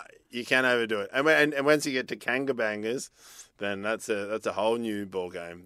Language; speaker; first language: English; native; English